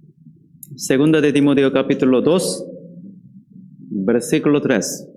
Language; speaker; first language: Spanish; non-native, fluent; Korean